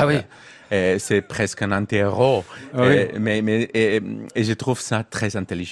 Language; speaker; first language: French; non-native, learner; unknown